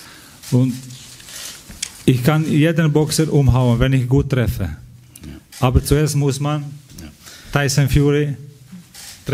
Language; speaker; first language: German; non-native, fluent; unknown